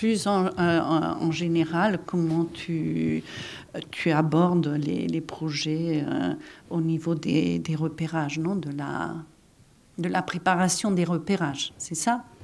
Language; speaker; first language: French; non-native, fluent; Catalan